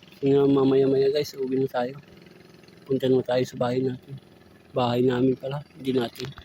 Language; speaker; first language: Filipino; non-native, local second language; Iloko